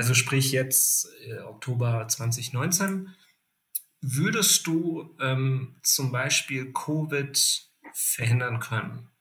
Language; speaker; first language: German; native; German